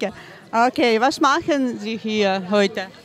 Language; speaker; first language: German; non-native, learner; Ukrainian